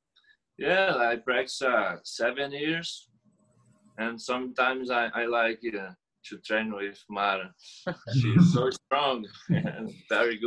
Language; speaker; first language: English; non-native, learner; Portuguese